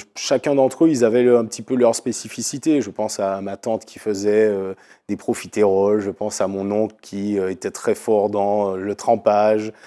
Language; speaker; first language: French; native; French